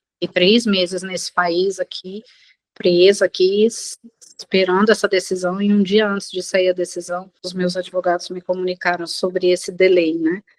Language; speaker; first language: Portuguese; native; Portuguese